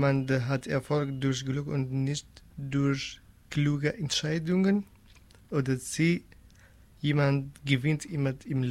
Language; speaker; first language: German; non-native, learner; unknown